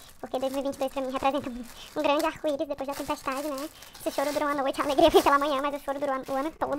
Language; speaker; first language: Portuguese; native; Portuguese